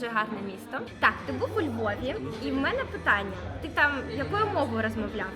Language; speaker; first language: Ukrainian; non-native, local second language; Russian